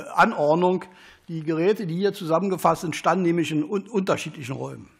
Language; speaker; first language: German; native; German